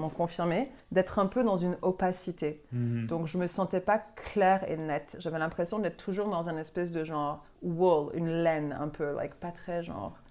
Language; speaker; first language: French; native; French